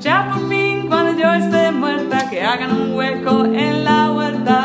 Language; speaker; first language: Spanish; early bilingual, heritage; Spanish